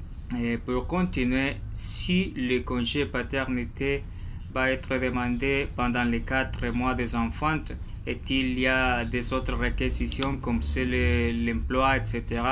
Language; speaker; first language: French; non-native, learner; Spanish